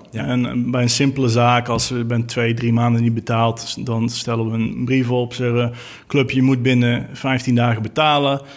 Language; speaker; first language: Dutch; native; Dutch